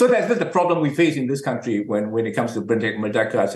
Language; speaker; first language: English; non-native, local second language; Min Nan Chinese